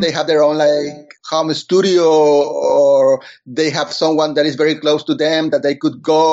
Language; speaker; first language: English; non-native, fluent; Spanish